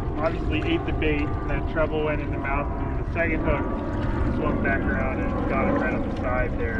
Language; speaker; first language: English; native; English